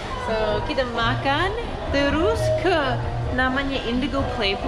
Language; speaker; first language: Indonesian; non-native, learner; English